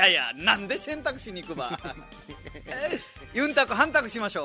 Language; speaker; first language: Japanese; non-native, fluent; Nepali